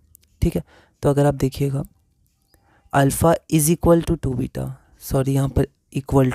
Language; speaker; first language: Hindi; native; Hindi